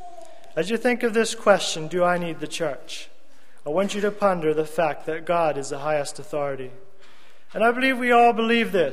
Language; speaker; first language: English; native; English